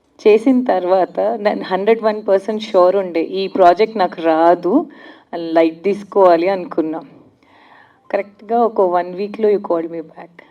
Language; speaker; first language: Telugu; non-native, local second language; Hindi